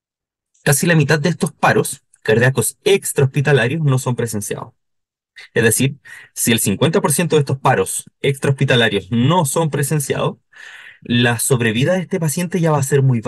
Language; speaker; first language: Spanish; native; Spanish